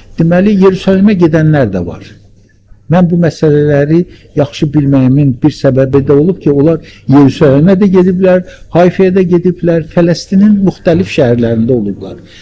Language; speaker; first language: Azerbaijani; native; Azerbaijani